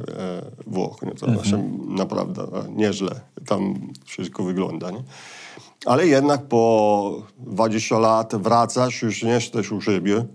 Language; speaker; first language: Polish; non-native, fluent; Italian